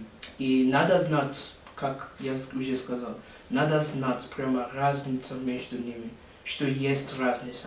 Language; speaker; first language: Russian; non-native, learner; English